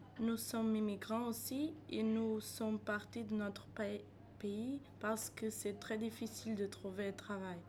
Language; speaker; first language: French; non-native, learner; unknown